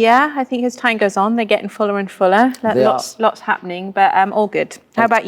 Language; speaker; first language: English; native; English